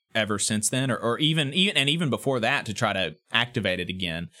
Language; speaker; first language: English; native; English